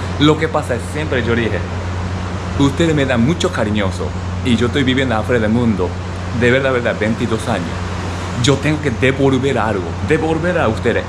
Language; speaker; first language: Spanish; non-native, learner; Japanese